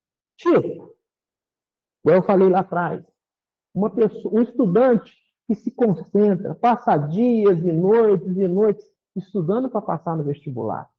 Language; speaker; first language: Portuguese; native; Portuguese